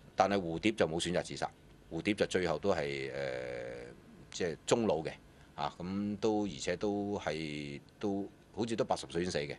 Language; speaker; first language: Cantonese; early bilingual, other home language; Wu Chinese